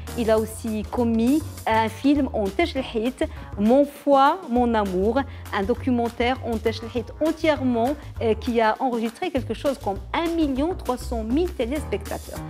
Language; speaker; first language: French; non-native, local second language; Arabic